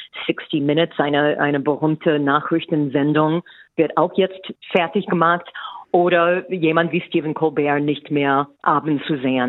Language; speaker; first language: German; non-native, fluent; English